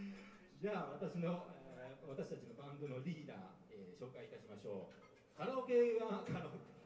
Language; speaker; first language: Japanese; native; Japanese